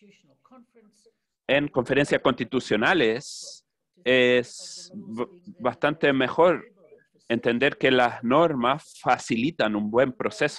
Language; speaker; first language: Spanish; non-native, fluent; English